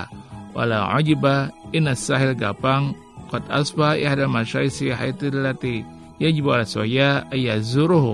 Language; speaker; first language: Arabic; non-native, fluent; Indonesian